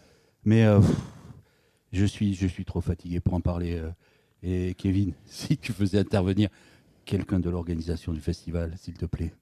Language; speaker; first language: French; native; French